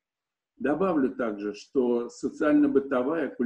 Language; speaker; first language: Russian; native; Russian